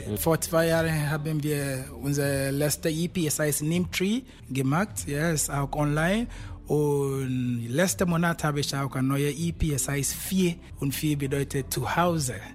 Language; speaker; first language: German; non-native, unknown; Akan